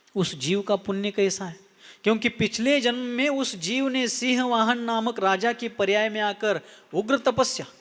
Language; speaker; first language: Hindi; non-native, local second language; Marathi